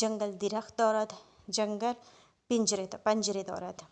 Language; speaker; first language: Persian; non-native, fluent; Urdu